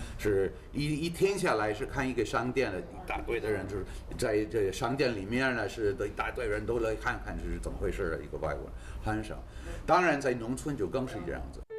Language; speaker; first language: Chinese; non-native, fluent; English